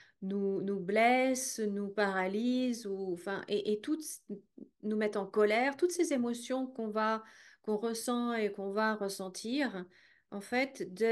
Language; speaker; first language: French; native; French